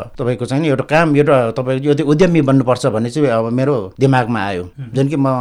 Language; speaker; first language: Nepali; non-native, local second language; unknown